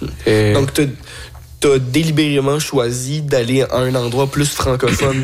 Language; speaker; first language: French; native; French